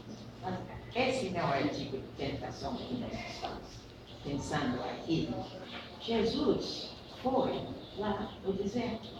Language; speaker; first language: Portuguese; non-native, fluent; English